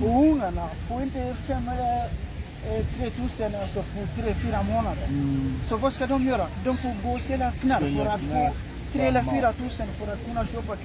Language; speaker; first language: Swedish; early bilingual, other home language; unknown